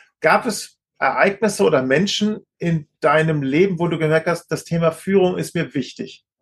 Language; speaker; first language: German; native; German